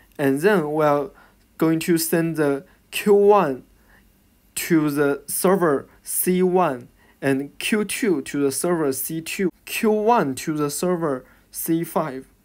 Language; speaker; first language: English; non-native, fluent; Chinese